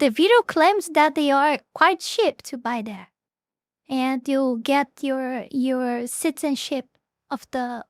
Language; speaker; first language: English; non-native, fluent; Portuguese